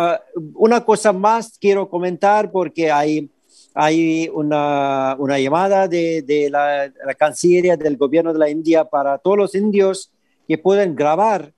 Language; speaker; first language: Spanish; non-native, fluent; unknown